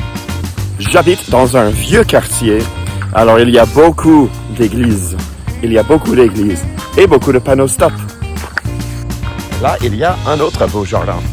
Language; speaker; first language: French; non-native, fluent; English